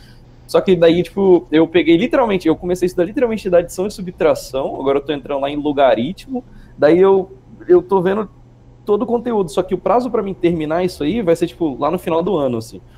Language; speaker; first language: Portuguese; native; Portuguese